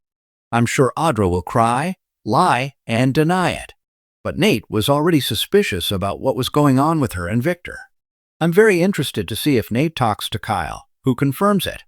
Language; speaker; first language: English; native; English